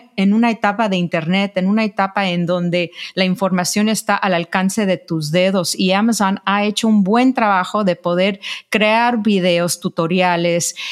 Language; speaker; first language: Spanish; early bilingual, heritage; Spanish